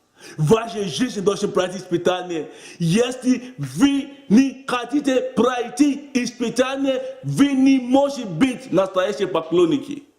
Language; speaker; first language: Russian; non-native, learner; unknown